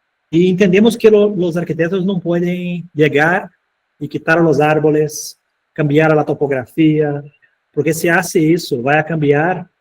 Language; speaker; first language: Spanish; non-native, fluent; Portuguese